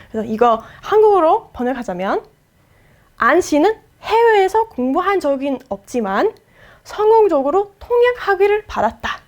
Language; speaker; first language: Korean; non-native, fluent; English